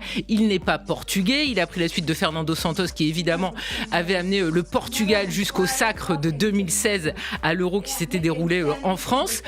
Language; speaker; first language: French; native; French